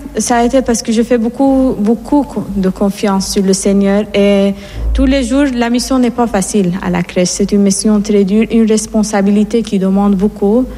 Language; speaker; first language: French; non-native, fluent; Persian